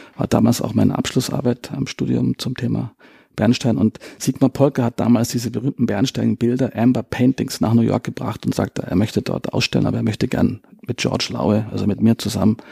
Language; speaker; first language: German; native; German